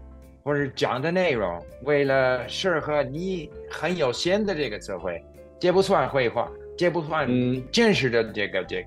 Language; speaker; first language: Chinese; non-native, fluent; English